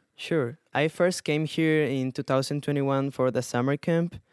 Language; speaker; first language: English; non-native, fluent; Spanish